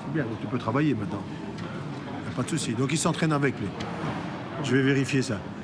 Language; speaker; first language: French; native; French